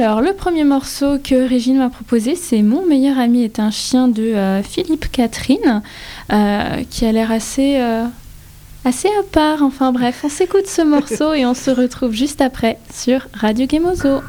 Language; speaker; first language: French; native; French